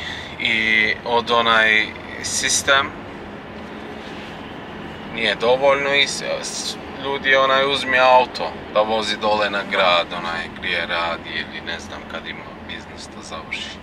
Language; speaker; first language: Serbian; non-native, learner; Turkish